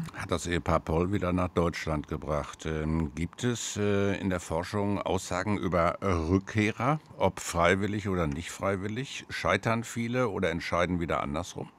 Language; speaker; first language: German; native; German